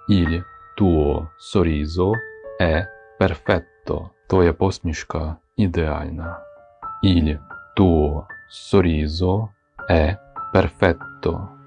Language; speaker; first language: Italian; non-native, fluent; Ukrainian